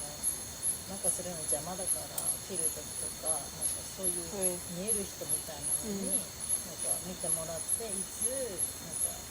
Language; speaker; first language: Japanese; native; Japanese